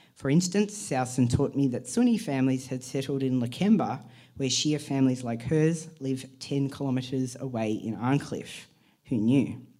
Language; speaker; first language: English; native; English